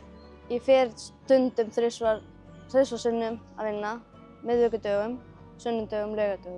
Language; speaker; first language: Icelandic; non-native, learner; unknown